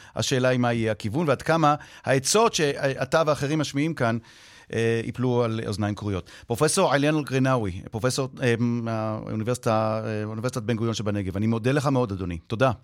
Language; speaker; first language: Hebrew; native; Hebrew